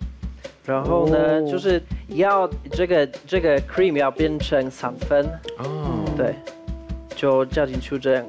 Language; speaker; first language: Chinese; non-native, fluent; Polish